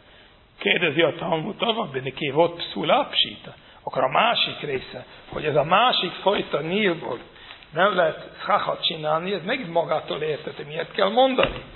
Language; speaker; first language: Hungarian; non-native, fluent; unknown